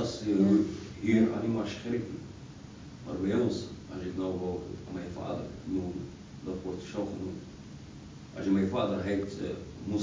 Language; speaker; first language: Dutch; non-native, learner; Arabic